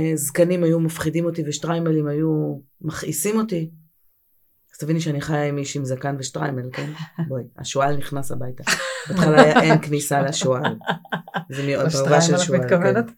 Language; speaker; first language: Hebrew; native; Hebrew